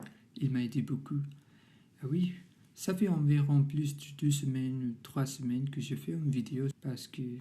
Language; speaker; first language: French; non-native, learner; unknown